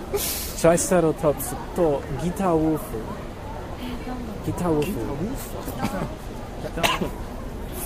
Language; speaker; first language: Japanese; non-native, learner; English